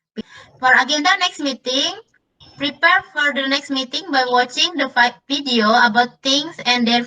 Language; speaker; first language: English; non-native, learner; Indonesian